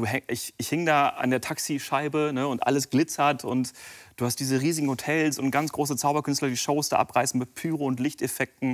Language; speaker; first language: German; native; German